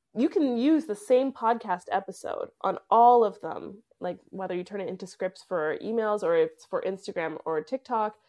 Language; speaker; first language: English; native; English